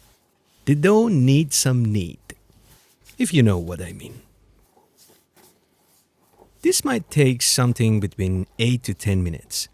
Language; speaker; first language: English; non-native, fluent; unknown